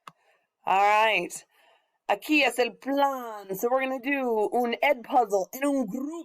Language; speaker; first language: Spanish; non-native, fluent; English